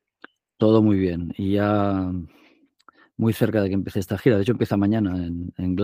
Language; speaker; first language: Spanish; native; Spanish